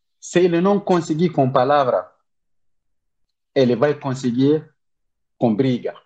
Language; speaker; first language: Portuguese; non-native, learner; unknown